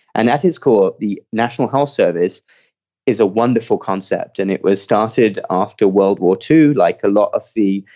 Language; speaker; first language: English; native; English